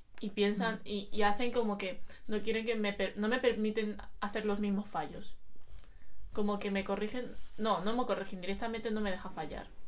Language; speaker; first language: Spanish; early bilingual, other home language; Chinese